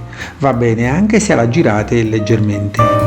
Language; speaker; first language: Italian; native; Italian